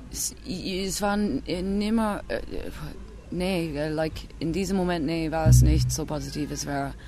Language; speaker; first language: German; non-native, learner; English